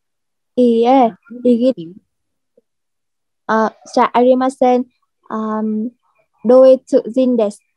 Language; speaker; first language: Japanese; non-native, learner; Vietnamese